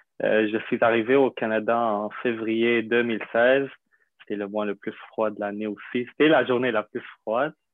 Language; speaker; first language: French; non-native, fluent; Arabic